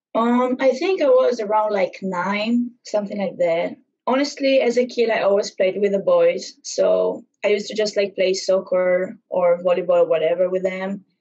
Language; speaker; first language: English; non-native, fluent; Hebrew